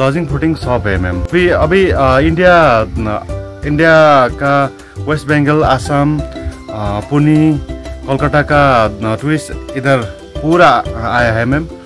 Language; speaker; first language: Hindi; non-native, learner; Nepali